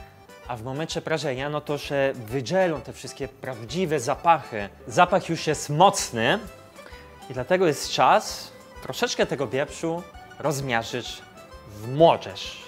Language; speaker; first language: Polish; non-native, fluent; Italian